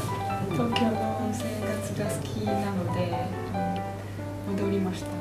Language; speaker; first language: Japanese; non-native, learner; English